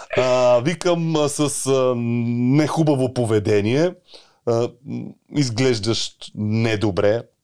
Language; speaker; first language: Bulgarian; native; Bulgarian